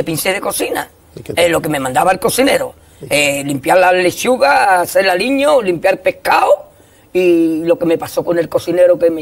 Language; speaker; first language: Spanish; native; Spanish